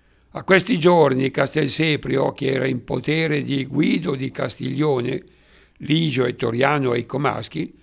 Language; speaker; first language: Italian; native; Italian